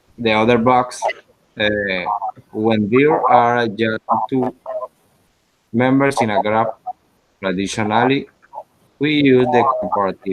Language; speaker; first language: English; non-native, learner; Spanish